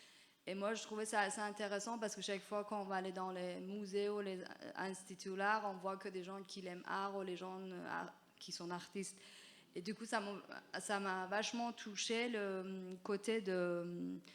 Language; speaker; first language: French; non-native, fluent; Persian